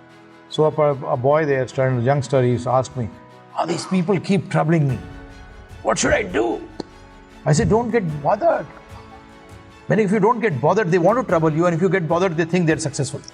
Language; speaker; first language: English; non-native, local second language; Hindi